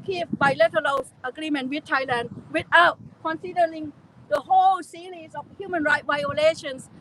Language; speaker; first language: English; non-native, fluent; Thai